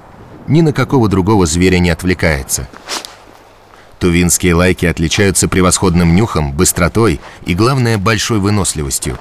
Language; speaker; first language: Russian; native; Russian